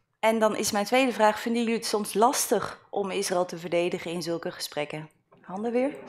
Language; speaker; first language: Dutch; native; Dutch